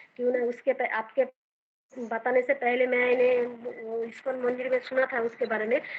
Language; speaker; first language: Hindi; non-native, local second language; Bangla